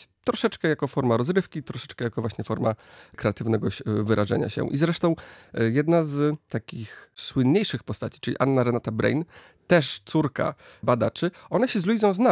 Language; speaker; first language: Polish; native; Polish